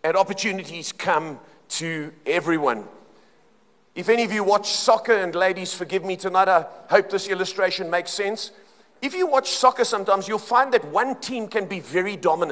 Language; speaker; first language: English; native; English